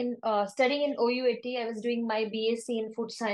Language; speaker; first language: English; non-native, local second language; Odia